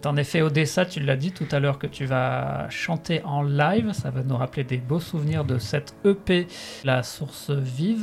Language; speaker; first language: French; native; French